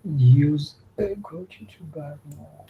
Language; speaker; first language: English; non-native, learner; Chinese